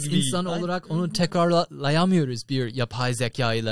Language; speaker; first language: Turkish; non-native, fluent; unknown